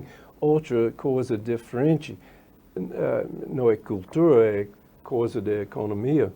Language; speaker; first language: Portuguese; non-native, fluent; English